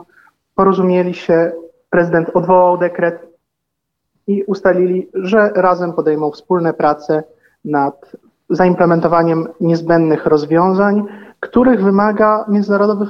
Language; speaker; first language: Polish; native; Polish